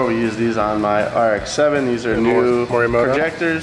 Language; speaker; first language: English; native; English